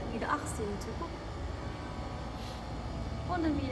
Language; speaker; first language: German; non-native, learner; Hiligaynon